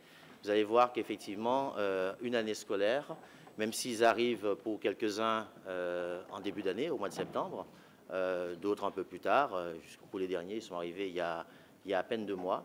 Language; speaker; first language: French; native; French